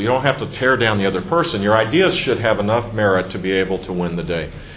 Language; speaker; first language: English; native; English